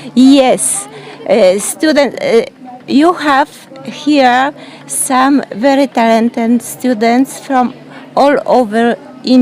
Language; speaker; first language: English; non-native, learner; Polish